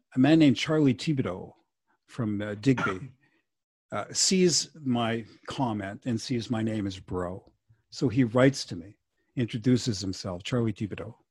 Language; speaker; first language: English; non-native, fluent; French